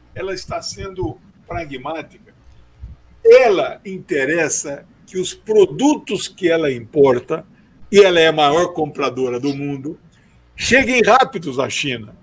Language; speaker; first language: Portuguese; native; Portuguese